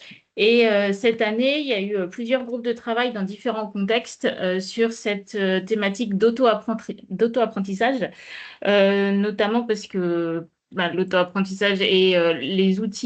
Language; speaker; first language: French; native; French